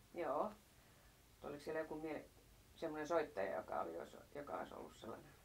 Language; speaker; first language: Finnish; native; Finnish